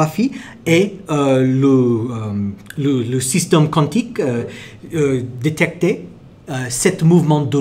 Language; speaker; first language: French; non-native, learner; English